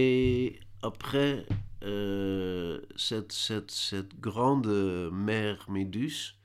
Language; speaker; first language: French; non-native, learner; Dutch